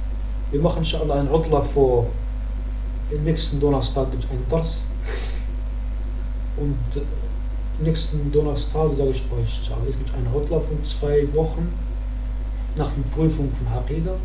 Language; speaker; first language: German; non-native, learner; Arabic